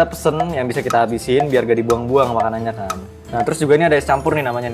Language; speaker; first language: Indonesian; native; Indonesian